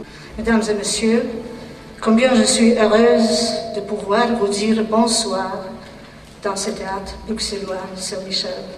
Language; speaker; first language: French; non-native, fluent; Polish